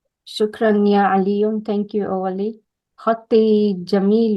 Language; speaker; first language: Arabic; non-native, learner; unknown